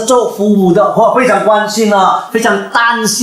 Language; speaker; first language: Chinese; early bilingual, heritage; Chinese